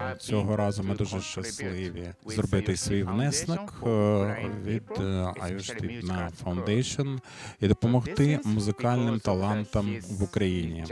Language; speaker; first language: Ukrainian; non-native, fluent; Japanese